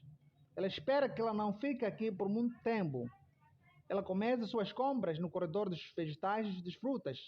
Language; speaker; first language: Portuguese; non-native, fluent; Somali